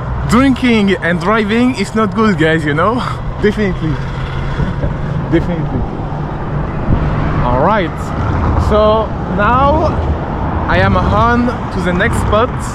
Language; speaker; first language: English; non-native, fluent; French